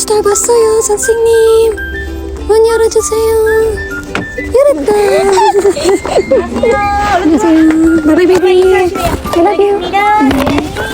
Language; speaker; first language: Korean; non-native, learner; Filipino